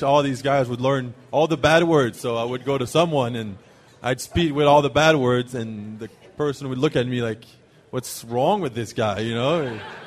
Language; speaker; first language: English; non-native, fluent; French